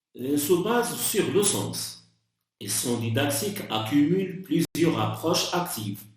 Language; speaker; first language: French; non-native, local second language; Arabic